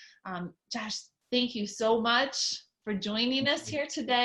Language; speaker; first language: English; native; English